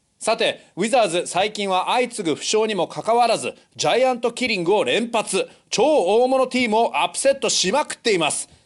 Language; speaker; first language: Japanese; native; Japanese